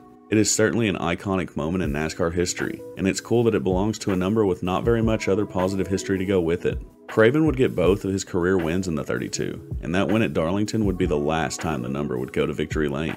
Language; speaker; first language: English; native; English